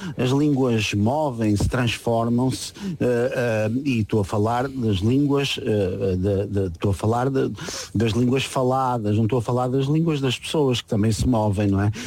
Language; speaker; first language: Portuguese; native; Portuguese